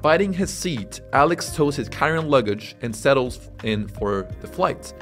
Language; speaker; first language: English; non-native, fluent; French